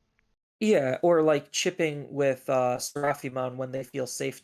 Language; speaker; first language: English; native; English